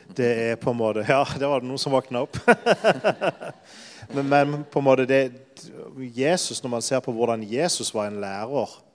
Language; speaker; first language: Norwegian; native; Norwegian